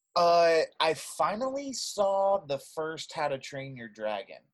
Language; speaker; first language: English; native; English